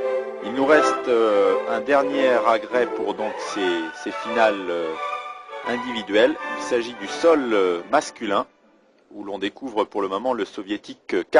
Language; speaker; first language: French; native; French